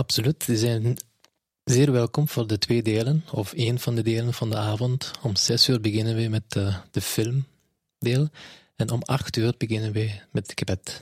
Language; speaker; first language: Dutch; non-native, fluent; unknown